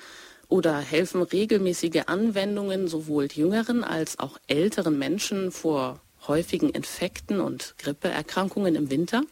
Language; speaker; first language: German; native; German